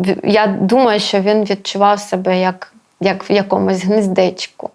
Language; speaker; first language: Ukrainian; non-native, local second language; Russian